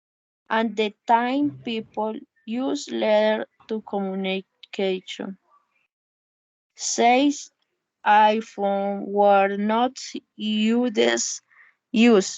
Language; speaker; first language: English; non-native, learner; Spanish